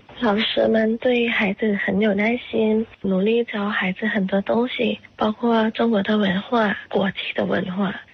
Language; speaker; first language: Chinese; non-native, fluent; Thai